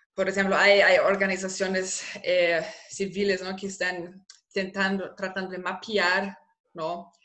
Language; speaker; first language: Spanish; non-native, fluent; German